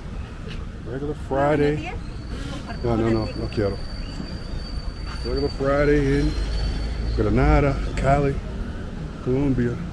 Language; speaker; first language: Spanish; non-native, learner; English